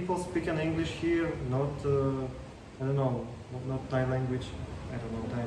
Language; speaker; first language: English; non-native, learner; Russian